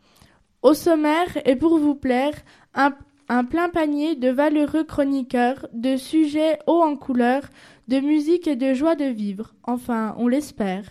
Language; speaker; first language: French; native; French